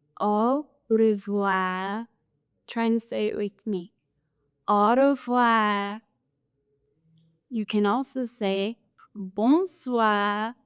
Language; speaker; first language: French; non-native, fluent; English